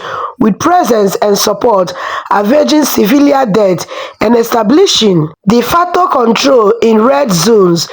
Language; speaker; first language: English; non-native, local second language; Igbo